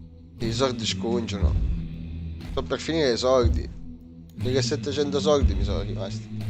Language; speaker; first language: Italian; native; Italian